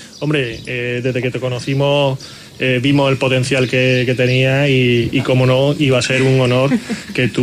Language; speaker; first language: Spanish; native; Spanish